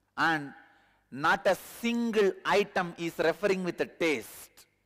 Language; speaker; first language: English; non-native, local second language; Tamil